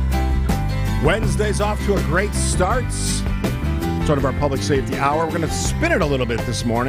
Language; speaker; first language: English; native; English